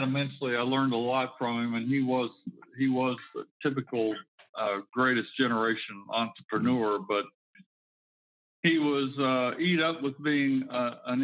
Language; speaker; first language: English; native; English